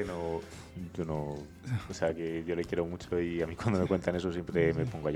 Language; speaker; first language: Spanish; native; Spanish